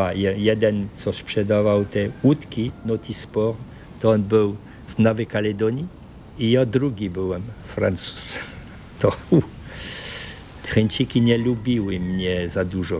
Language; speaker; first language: Polish; early bilingual, heritage; Polish